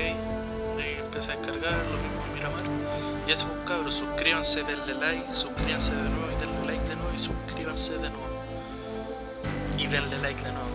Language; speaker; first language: Spanish; native; Spanish